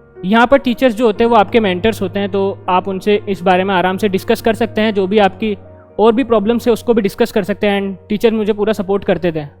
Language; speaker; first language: Hindi; native; Hindi